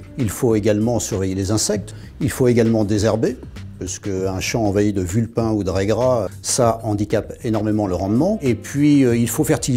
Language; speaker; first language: French; native; French